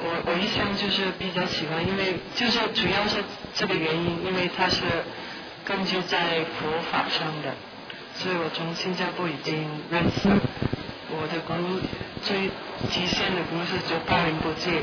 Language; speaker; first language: Chinese; non-native, fluent; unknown